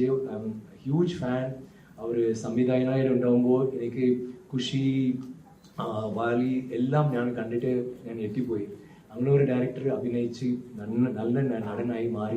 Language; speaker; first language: Malayalam; non-native, learner; Tamil